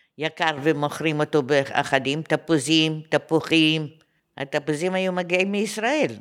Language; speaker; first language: Hebrew; non-native, fluent; Arabic